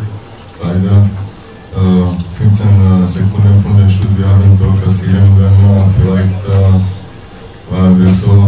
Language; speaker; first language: German; non-native, learner; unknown